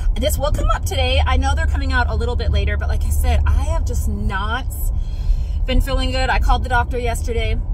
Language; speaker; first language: English; native; English